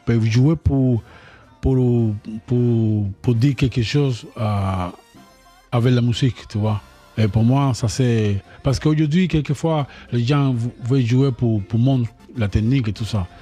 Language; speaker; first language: French; non-native, learner; Spanish